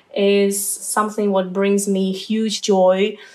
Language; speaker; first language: English; non-native, fluent; Ukrainian